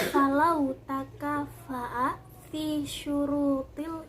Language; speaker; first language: Arabic; non-native, learner; Indonesian